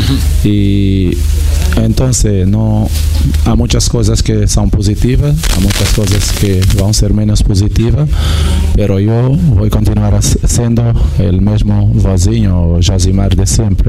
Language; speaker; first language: Spanish; non-native, learner; Portuguese